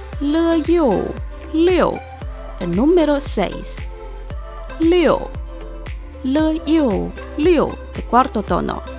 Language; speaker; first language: Spanish; non-native, fluent; Chinese